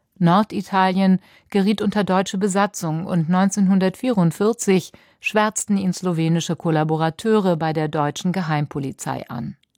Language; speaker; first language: German; native; German